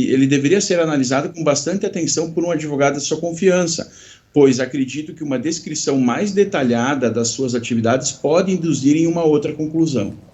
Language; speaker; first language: Portuguese; native; Portuguese